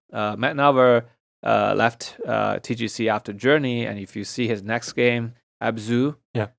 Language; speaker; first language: English; non-native, fluent; Chinese